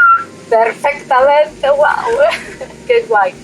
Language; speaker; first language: Spanish; non-native, fluent; Polish